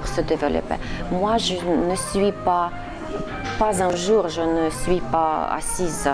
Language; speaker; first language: French; non-native, fluent; Russian